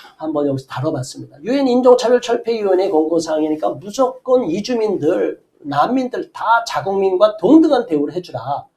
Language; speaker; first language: Korean; native; Korean